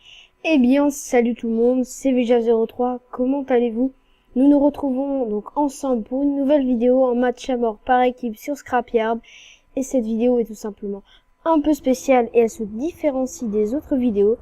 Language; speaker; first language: French; native; French